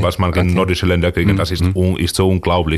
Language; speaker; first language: German; non-native, fluent; Finnish